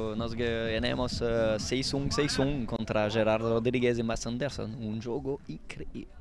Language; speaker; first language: Portuguese; non-native, learner; Italian